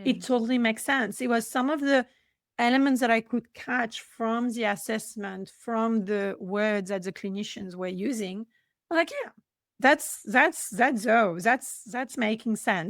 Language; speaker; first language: English; non-native, fluent; French